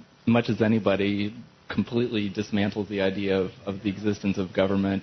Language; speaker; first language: English; native; English